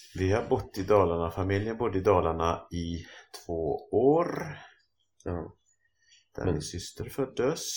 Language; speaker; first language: Swedish; native; Swedish